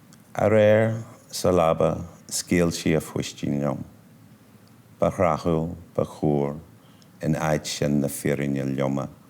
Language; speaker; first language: Irish; non-native, local second language; English